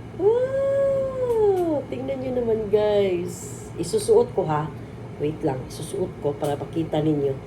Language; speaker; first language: Filipino; non-native, local second language; Cebuano